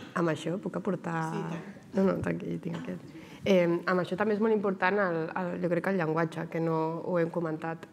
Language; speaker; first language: Catalan; native; Catalan